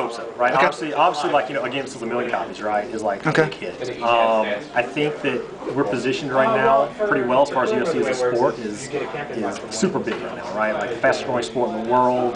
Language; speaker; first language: English; native; English